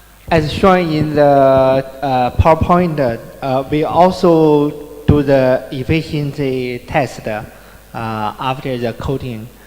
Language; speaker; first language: English; non-native, learner; Chinese